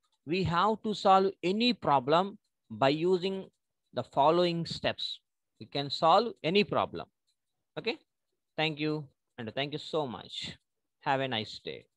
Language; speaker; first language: English; non-native, local second language; Telugu